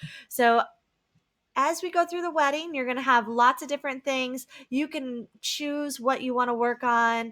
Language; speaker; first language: English; native; English